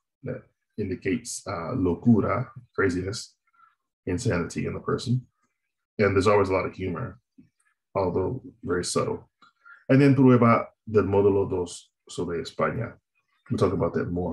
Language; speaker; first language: English; native; English